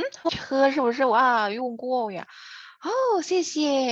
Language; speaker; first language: Chinese; non-native, fluent; Indonesian